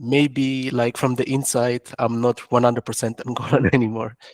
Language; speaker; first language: English; non-native, fluent; French